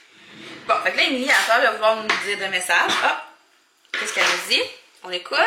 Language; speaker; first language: French; native; French